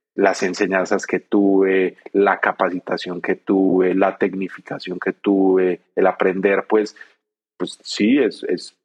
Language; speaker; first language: Spanish; native; Spanish